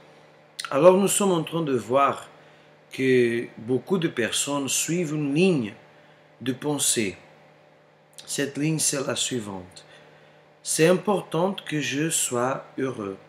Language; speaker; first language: French; non-native, fluent; Portuguese